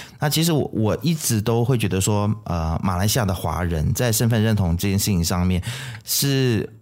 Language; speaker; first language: Chinese; native; Chinese